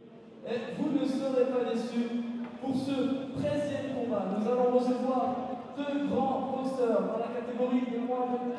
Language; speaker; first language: French; native; French